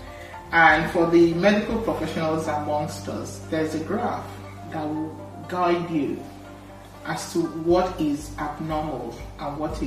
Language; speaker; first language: English; non-native, local second language; Igbo